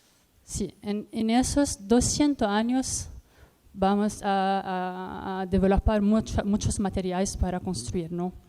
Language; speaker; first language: Spanish; non-native, learner; Arabic